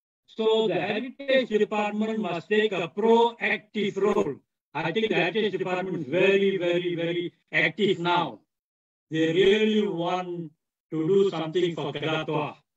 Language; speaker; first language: English; non-native, local second language; Tamil